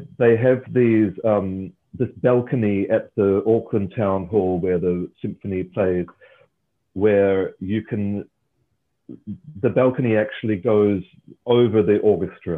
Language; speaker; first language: English; native; English